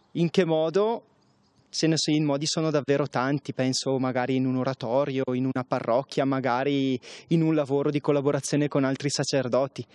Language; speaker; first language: Italian; native; Italian